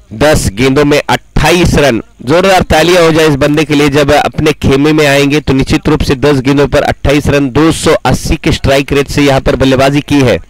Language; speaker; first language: Hindi; non-native, local second language; Marathi